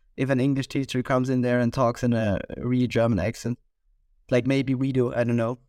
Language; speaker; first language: English; non-native, fluent; German